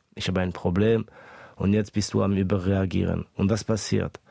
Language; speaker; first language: German; early bilingual, other home language; Estonian